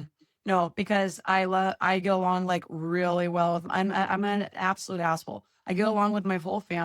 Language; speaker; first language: English; native; English